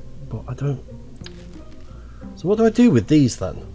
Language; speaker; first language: English; native; English